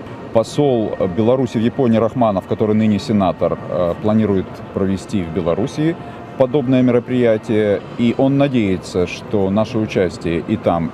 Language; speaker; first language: Russian; native; Russian